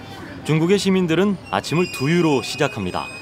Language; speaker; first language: Korean; native; Korean